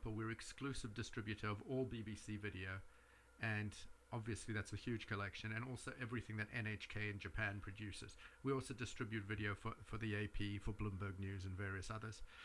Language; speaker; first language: English; native; English